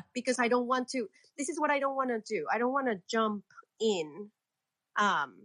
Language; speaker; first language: English; non-native, fluent; Spanish